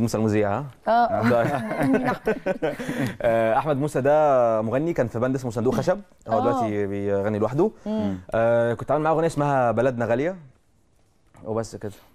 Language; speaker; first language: Arabic; native; Arabic